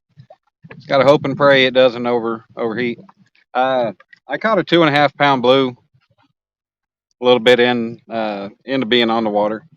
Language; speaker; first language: English; native; English